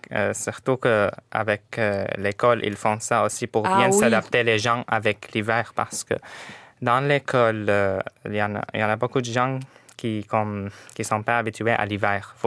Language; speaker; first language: French; non-native, fluent; Arabic